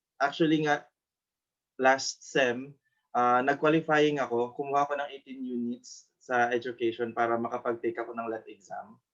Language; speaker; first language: Filipino; non-native, local second language; Cebuano